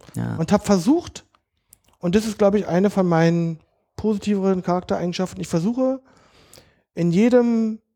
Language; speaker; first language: German; native; German